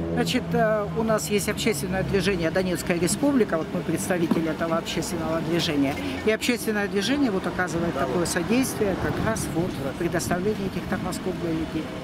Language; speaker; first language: Russian; native; Russian